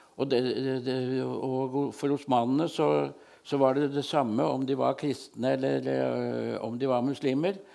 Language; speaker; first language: Norwegian; native; Norwegian